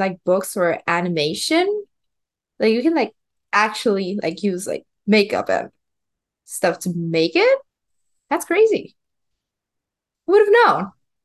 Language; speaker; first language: English; non-native, fluent; Spanish